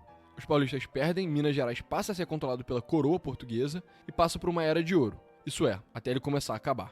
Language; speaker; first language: Portuguese; native; Portuguese